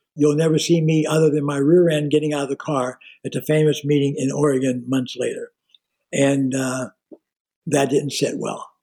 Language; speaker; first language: English; native; English